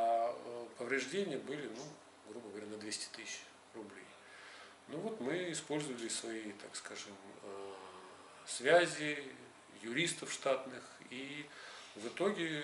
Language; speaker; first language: Russian; native; Russian